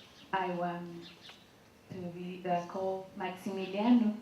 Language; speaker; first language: English; non-native, learner; Spanish